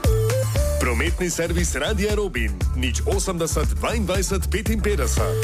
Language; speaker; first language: Slovenian; native; Slovenian